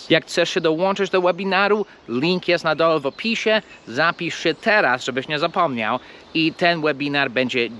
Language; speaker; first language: Polish; non-native, fluent; English